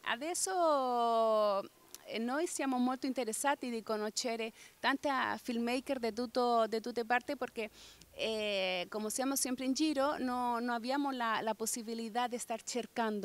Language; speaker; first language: Italian; non-native, fluent; Spanish